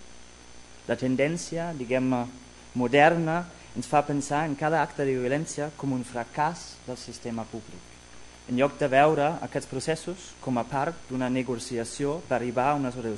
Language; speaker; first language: Catalan; non-native, fluent; German